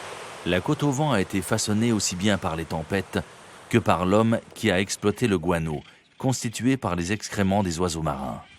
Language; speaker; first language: French; native; French